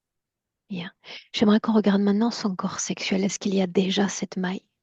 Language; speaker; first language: French; native; French